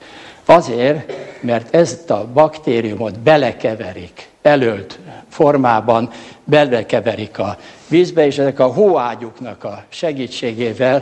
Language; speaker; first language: Hungarian; native; Hungarian